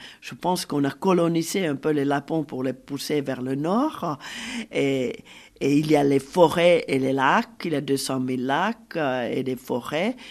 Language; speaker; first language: French; non-native, fluent; Finnish